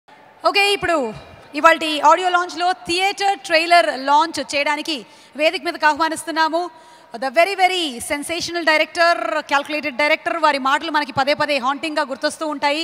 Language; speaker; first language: Telugu; native; Telugu